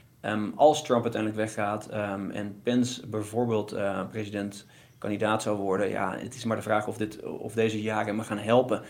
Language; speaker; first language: Dutch; native; Dutch